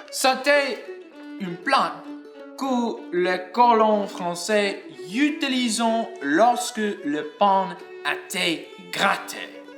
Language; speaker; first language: French; non-native, learner; English